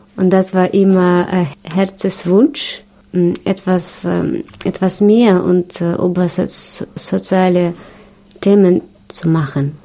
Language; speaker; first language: German; non-native, learner; Russian